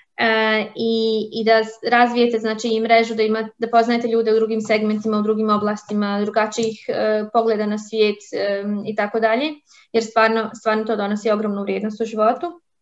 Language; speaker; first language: Croatian; native; Croatian